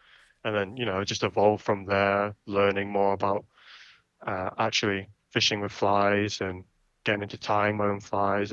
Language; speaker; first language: English; native; English